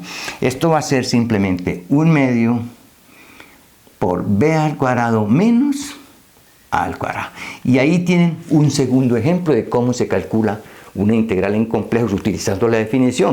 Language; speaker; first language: Spanish; native; Spanish